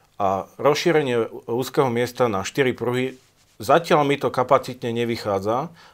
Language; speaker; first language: Slovak; native; Slovak